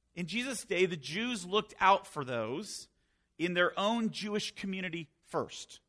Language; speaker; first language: English; native; English